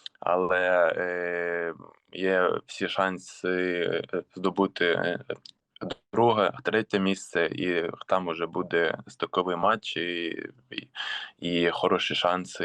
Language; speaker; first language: Ukrainian; non-native, local second language; Russian